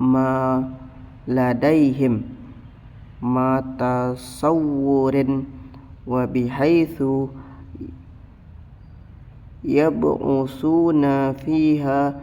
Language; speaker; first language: Arabic; non-native, learner; Indonesian